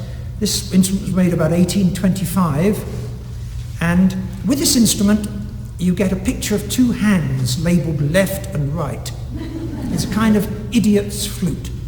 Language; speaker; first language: English; native; English